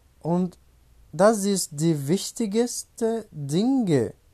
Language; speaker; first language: German; non-native, learner; Portuguese